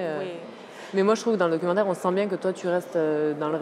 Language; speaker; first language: French; native; French